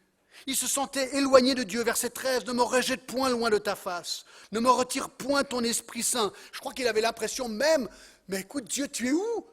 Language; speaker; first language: French; non-native, fluent; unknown